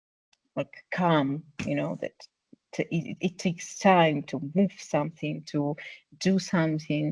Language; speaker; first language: English; non-native, fluent; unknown